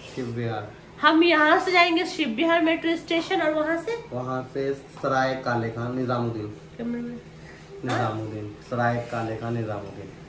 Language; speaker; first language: Hindi; non-native, local second language; Bangla